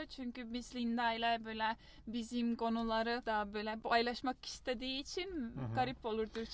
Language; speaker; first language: Turkish; non-native, fluent; Estonian